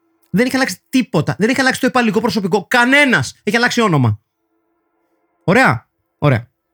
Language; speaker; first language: Greek; native; Greek